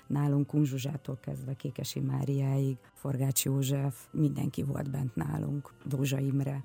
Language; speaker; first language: Hungarian; early bilingual, other home language; Russian